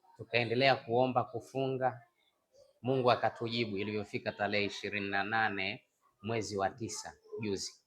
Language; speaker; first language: Swahili; non-native, local second language; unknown